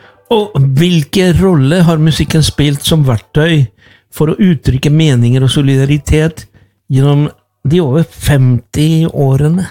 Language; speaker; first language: Norwegian; non-native, fluent; Spanish